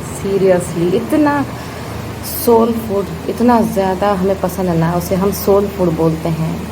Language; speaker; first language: Hindi; non-native, local second language; Odia